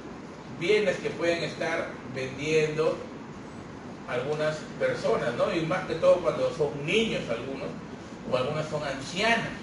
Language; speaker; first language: Spanish; native; Spanish